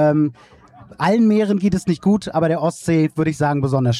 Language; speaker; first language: German; native; German